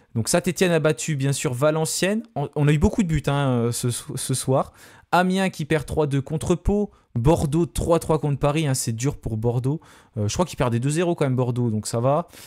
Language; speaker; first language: French; native; French